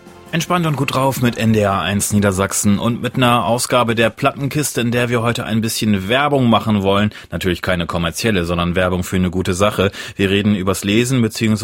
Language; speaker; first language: German; native; German